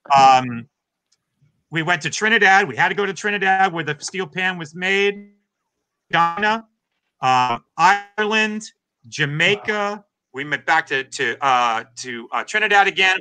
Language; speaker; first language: English; native; English